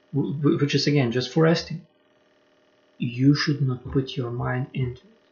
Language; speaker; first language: English; non-native, fluent; Lithuanian